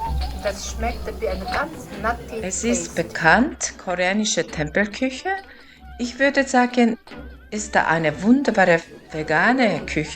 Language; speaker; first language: German; non-native, fluent; Korean